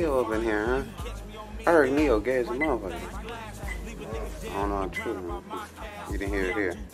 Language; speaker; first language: English; native; English